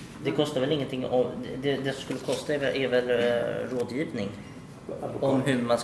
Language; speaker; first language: Swedish; native; Swedish